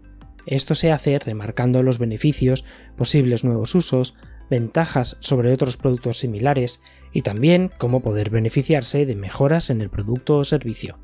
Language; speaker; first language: Spanish; native; Spanish